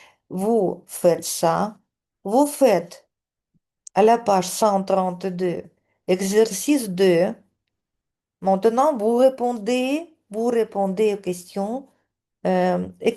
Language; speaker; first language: French; non-native, fluent; Russian